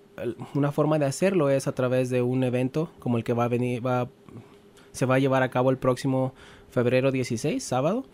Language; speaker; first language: Spanish; native; Spanish